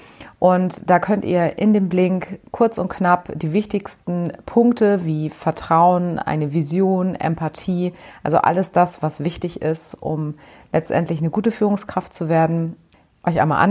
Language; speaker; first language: German; native; German